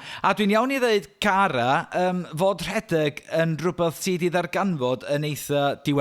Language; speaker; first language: Welsh; native; Welsh